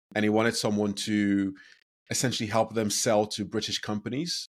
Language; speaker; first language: English; non-native, local second language; Yoruba